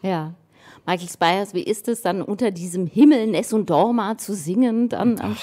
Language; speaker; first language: German; native; German